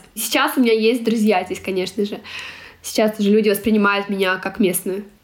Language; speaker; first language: Russian; non-native, local second language; Tatar